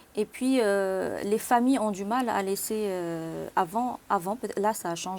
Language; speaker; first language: French; non-native, local second language; Arabic